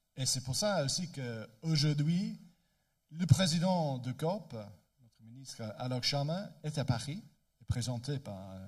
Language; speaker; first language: French; non-native, learner; English